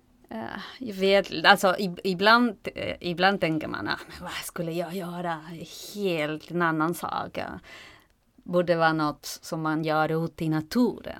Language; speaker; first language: Swedish; non-native, fluent; Spanish